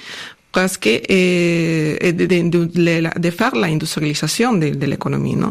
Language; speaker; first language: French; non-native, learner; Spanish